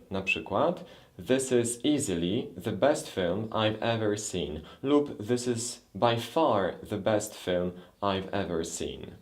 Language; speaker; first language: English; non-native, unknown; Polish